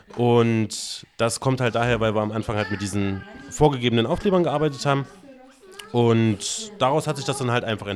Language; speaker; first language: German; native; German